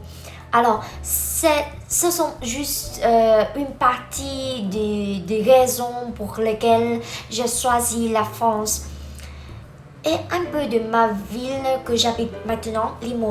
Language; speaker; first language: French; non-native, learner; Vietnamese